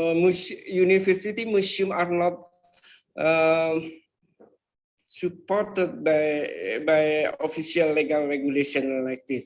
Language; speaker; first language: English; non-native, fluent; Indonesian